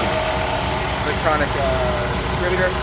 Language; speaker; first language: English; native; English